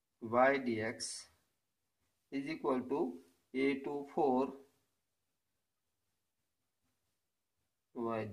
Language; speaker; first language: English; non-native, local second language; Gujarati